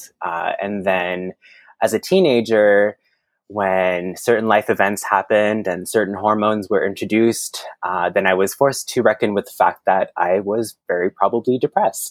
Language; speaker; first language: English; non-native, fluent; French